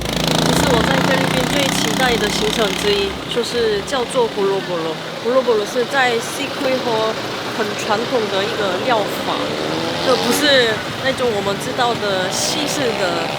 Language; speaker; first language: Chinese; non-native, fluent; Korean